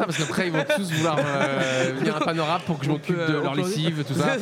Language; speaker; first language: French; native; French